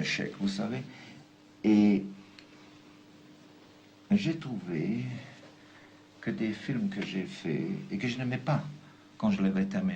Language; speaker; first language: French; non-native, fluent; German